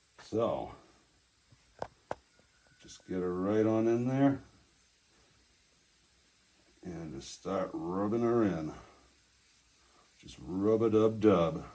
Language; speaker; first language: English; native; English